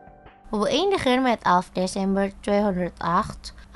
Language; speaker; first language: Dutch; non-native, fluent; Indonesian